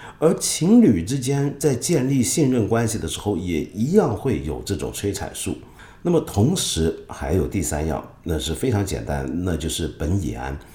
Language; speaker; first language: Chinese; non-native, local second language; Cantonese